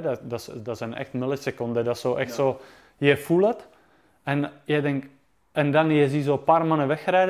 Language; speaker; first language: Dutch; non-native, fluent; Czech